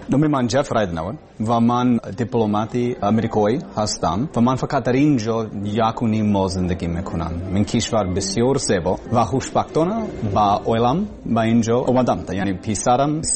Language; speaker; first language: Persian; non-native, learner; English